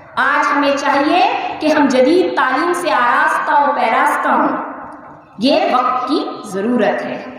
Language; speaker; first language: Urdu; native; Urdu